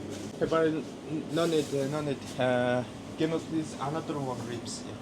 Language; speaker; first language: English; non-native, learner; Mongolian